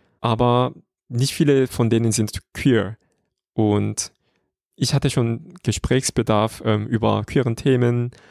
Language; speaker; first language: German; non-native, fluent; Korean